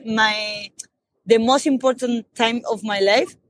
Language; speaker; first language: English; non-native, fluent; Spanish